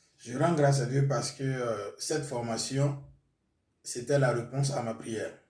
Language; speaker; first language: French; non-native, local second language; Mossi